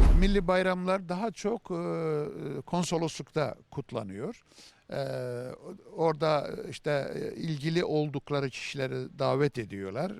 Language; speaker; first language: Turkish; native; Turkish